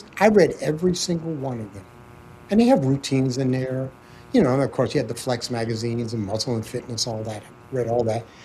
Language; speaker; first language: English; native; English